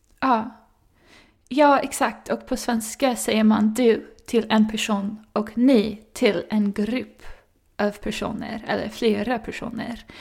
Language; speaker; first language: Swedish; non-native, learner; English